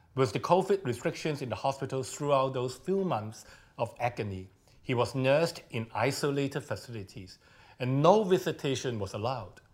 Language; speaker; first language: English; non-native, local second language; Cantonese